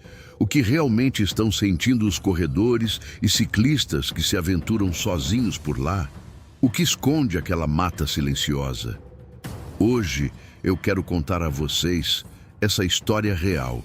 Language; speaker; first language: Portuguese; native; Portuguese